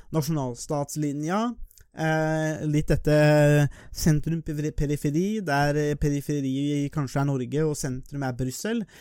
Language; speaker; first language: Norwegian; native; Norwegian